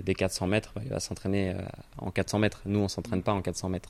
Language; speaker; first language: French; native; French